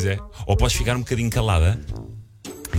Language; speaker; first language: Portuguese; native; Portuguese